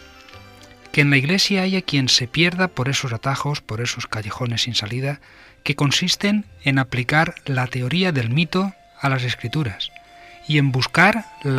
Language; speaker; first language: Spanish; native; Spanish